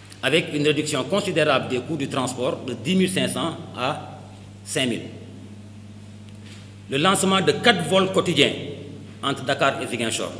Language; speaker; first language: French; non-native, local second language; Wolof